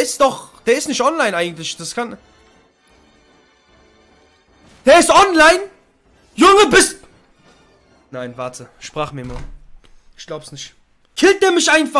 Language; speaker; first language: German; native; German